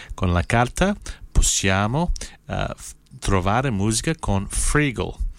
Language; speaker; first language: Italian; non-native, learner; English